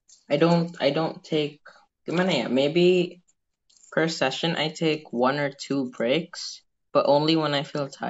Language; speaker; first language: English; non-native, fluent; Indonesian